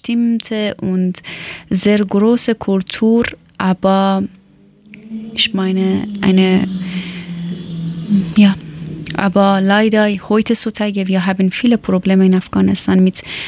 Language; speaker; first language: German; non-native, learner; Persian